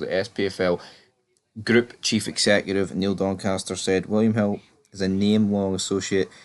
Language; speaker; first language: English; native; English